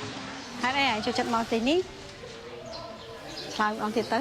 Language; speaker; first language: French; non-native, fluent; Khmer